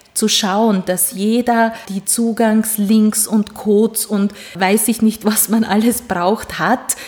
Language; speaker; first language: German; non-native, fluent; Hungarian